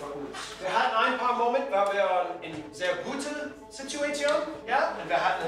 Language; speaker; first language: German; non-native, learner; English